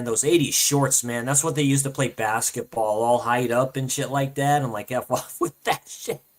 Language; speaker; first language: English; native; English